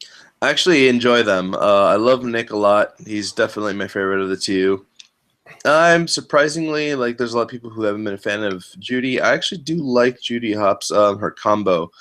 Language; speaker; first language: English; native; English